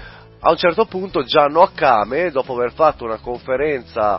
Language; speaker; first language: Italian; native; Italian